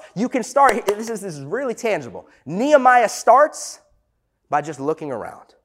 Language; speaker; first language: English; native; English